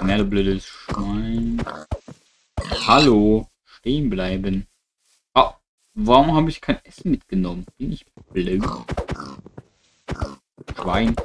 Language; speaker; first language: German; native; German